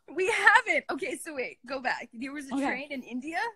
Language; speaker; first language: English; native; English